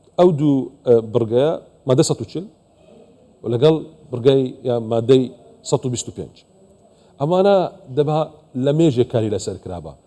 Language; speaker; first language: Central Kurdish; non-native, local second language; Assyrian Neo-Aramaic